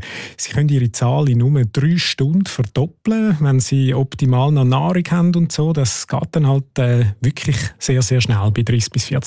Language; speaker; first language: German; native; German